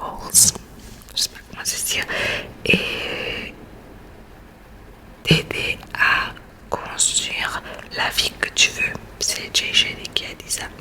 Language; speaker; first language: French; non-native, learner; Spanish